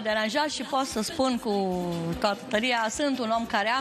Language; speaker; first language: Romanian; native; Romanian